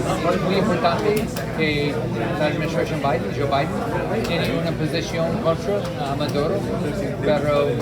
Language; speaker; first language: Spanish; non-native, learner; English